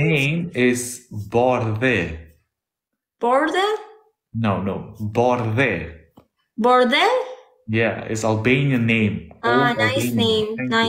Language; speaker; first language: English; non-native, learner; Albanian